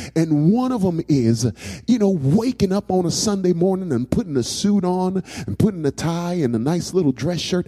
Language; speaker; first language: English; native; English